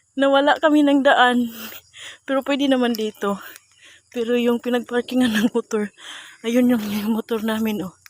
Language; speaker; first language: Filipino; non-native, local second language; Cebuano